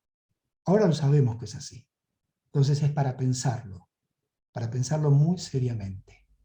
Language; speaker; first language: Spanish; native; Spanish